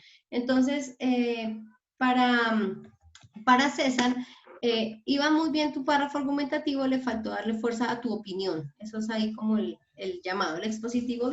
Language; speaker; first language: Spanish; native; Spanish